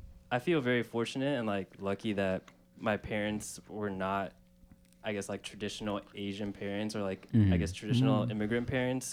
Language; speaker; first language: English; native; English